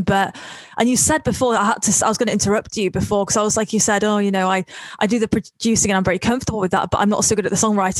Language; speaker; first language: English; native; English